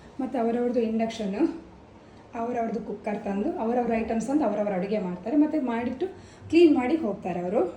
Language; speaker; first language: Kannada; non-native, local second language; Tulu